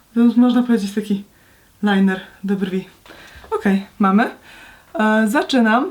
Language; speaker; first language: Polish; native; Polish